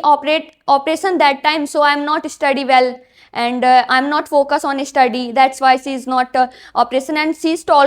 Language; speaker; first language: English; non-native, learner; Hindi